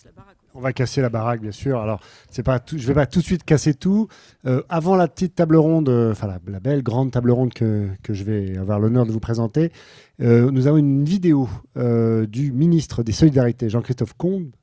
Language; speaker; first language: French; native; French